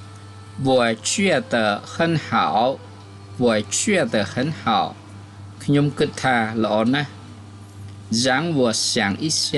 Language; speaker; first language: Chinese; non-native, fluent; Khmer